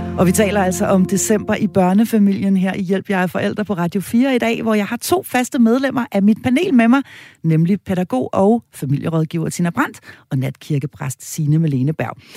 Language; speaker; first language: Danish; native; Danish